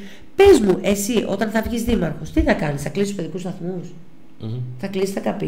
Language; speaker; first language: Greek; native; Greek